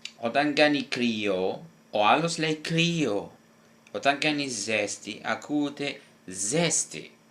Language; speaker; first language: Greek; non-native, fluent; Italian